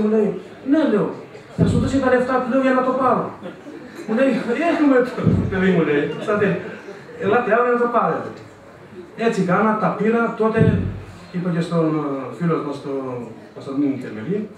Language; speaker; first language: Greek; non-native, fluent; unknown